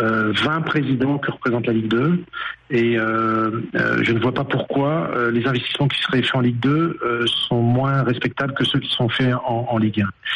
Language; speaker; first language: French; native; French